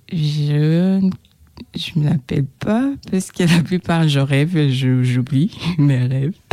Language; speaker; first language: French; non-native, local second language; Kinyarwanda